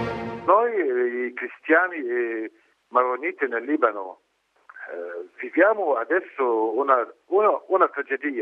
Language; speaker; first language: Italian; non-native, learner; Arabic